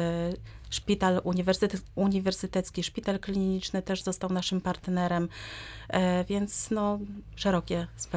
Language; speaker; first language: Polish; native; Polish